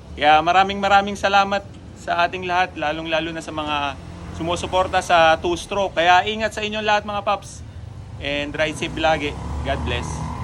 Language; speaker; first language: Filipino; native; Filipino